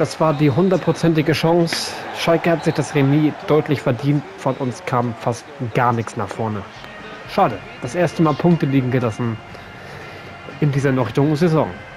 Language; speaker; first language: German; native; German